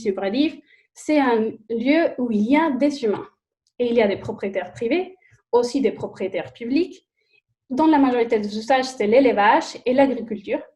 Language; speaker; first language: French; non-native, fluent; Spanish